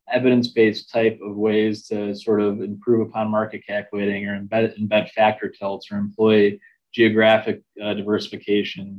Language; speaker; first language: English; native; English